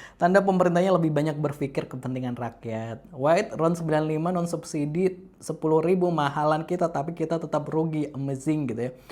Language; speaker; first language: Indonesian; native; Indonesian